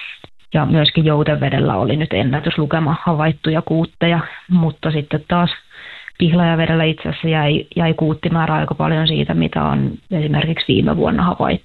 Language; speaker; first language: Finnish; native; Finnish